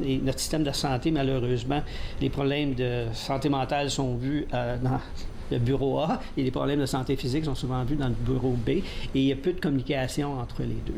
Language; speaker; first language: French; native; French